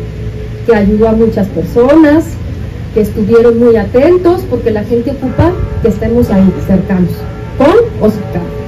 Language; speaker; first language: Spanish; native; Spanish